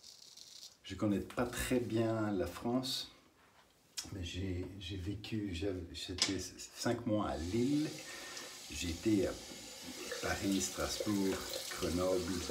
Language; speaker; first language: French; non-native, learner; English